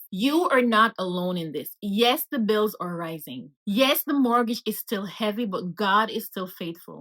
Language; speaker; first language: English; native; English